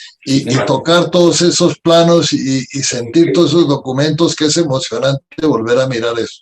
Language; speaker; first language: Spanish; native; Spanish